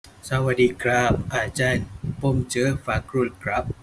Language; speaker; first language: Thai; non-native, learner; Malay